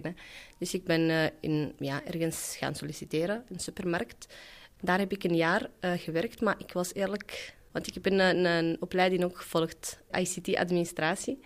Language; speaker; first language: Dutch; non-native, fluent; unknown